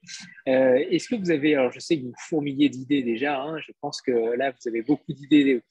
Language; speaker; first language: French; native; French